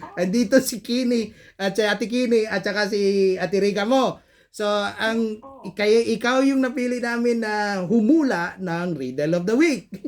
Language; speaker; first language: Filipino; early bilingual, heritage; Filipino